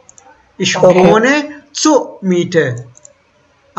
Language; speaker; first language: German; non-native, fluent; Hindi